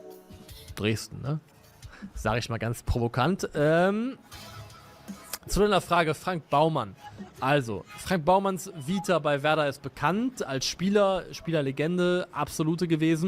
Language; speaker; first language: German; native; German